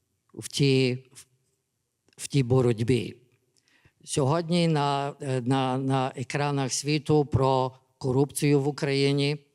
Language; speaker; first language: Ukrainian; early bilingual, heritage; English